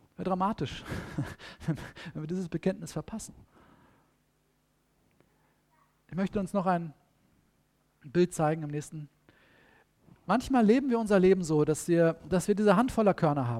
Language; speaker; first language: German; native; German